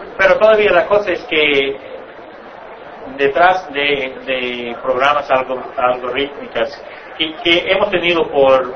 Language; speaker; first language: Spanish; non-native, fluent; English